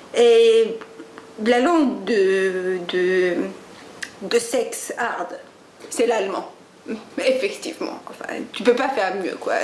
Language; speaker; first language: French; early bilingual, other home language; Persian